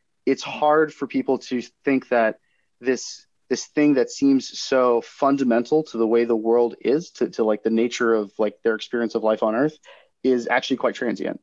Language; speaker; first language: English; native; English